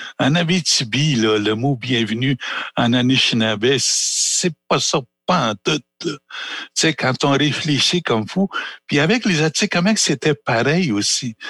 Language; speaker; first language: French; non-native, local second language; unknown